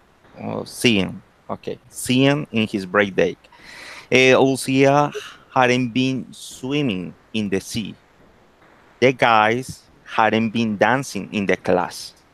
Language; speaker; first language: English; non-native, learner; Spanish